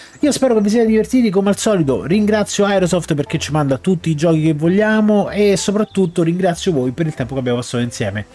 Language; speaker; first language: Italian; native; Italian